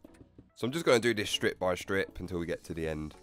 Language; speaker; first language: English; native; English